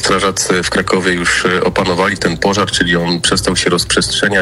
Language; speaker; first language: Polish; native; Polish